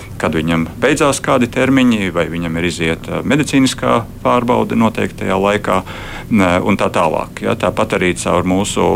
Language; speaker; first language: Latvian; native; Latvian